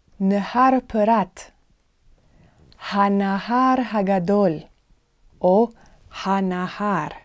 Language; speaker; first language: Hebrew; non-native, fluent; English